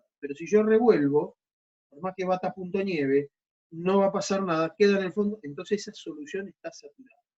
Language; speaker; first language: Spanish; native; Spanish